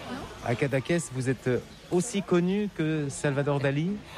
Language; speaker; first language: French; native; French